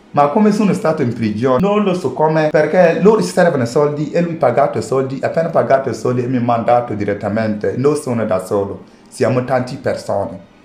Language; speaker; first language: Italian; non-native, learner; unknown